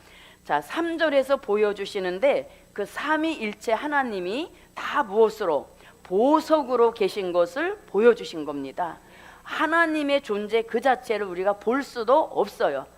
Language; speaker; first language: Korean; native; Korean